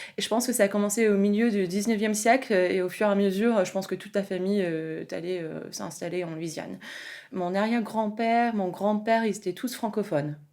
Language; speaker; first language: French; non-native, fluent; English